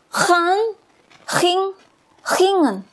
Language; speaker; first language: Dutch; non-native, fluent; Indonesian